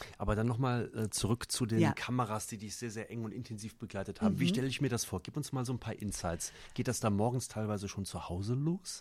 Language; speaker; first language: German; native; German